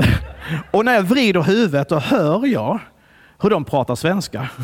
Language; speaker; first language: Swedish; early bilingual, other home language; Italian